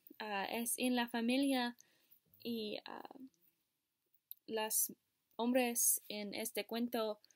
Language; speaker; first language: Spanish; non-native, learner; English